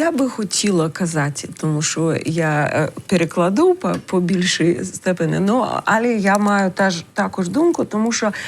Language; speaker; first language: Ukrainian; non-native, learner; English